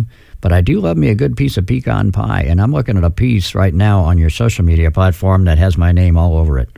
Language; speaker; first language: English; native; English